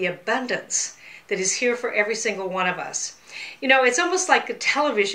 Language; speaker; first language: English; native; English